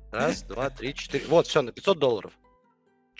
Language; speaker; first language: Russian; native; Russian